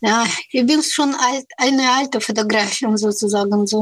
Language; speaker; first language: German; non-native, learner; Russian